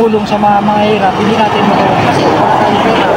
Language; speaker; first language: Filipino; non-native, local second language; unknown